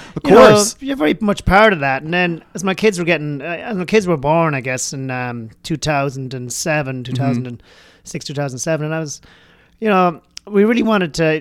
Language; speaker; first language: English; native; English